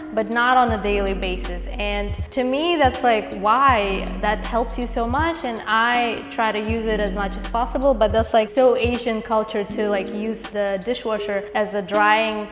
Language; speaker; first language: English; non-native, fluent; Kazakh